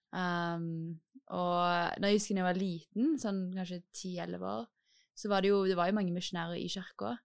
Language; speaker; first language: Norwegian; native; Norwegian